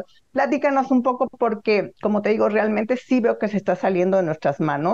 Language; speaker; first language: Spanish; native; Spanish